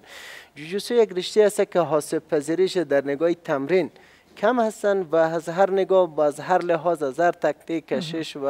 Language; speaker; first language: Persian; native; Persian